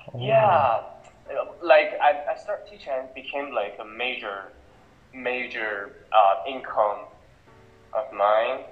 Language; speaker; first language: English; non-native, local second language; Cantonese